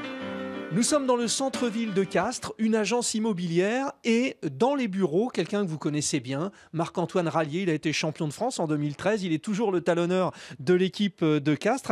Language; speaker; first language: French; native; French